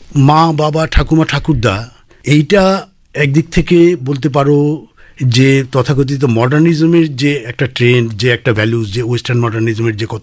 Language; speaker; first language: Bangla; native; Bangla